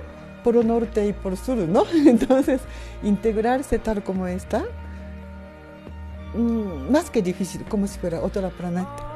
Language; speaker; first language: Spanish; non-native, learner; Japanese